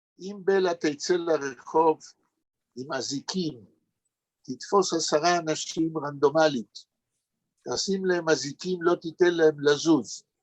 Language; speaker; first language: Hebrew; native; Hebrew